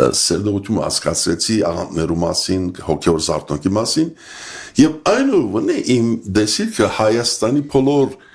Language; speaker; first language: Armenian; early bilingual, heritage; Armenian